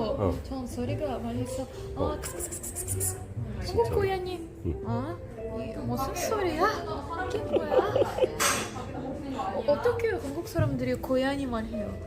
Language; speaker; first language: Korean; non-native, learner; Russian